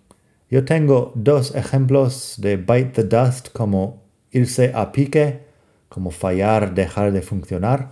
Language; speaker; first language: Spanish; non-native, fluent; English